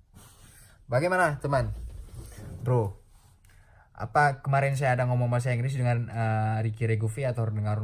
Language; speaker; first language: Indonesian; non-native, local second language; Achinese